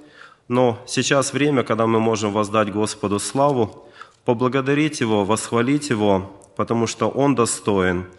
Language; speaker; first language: Russian; native; Russian